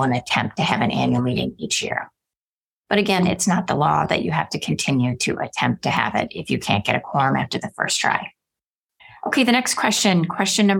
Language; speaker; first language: English; native; English